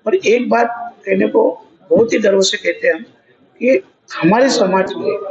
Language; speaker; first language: Hindi; non-native, local second language; Marathi